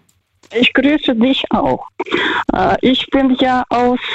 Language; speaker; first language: German; non-native, fluent; Russian